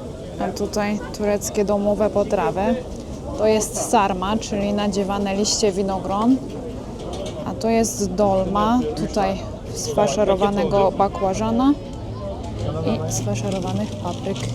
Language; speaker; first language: Polish; native; Polish